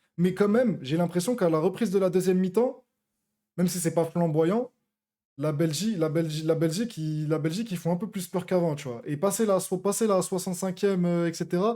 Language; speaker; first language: French; native; French